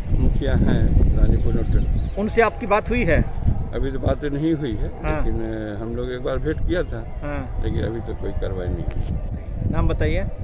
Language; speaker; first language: Hindi; native; Hindi